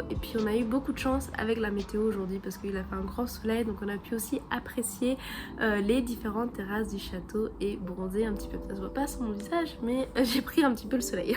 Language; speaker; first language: French; native; French